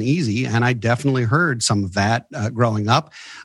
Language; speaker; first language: English; native; English